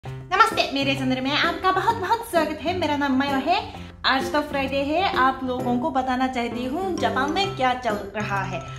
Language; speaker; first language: Hindi; non-native, fluent; Japanese